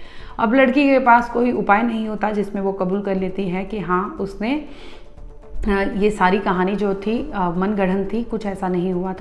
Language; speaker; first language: Hindi; native; Hindi